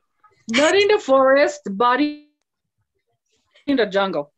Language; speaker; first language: English; non-native, learner; Spanish